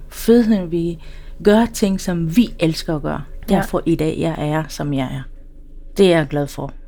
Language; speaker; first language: Danish; non-native, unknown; Swahili